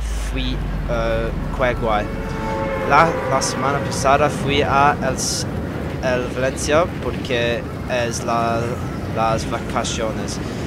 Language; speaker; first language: Spanish; non-native, learner; English